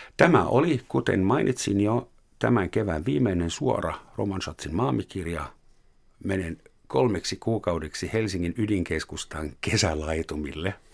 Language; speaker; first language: Finnish; non-native, fluent; German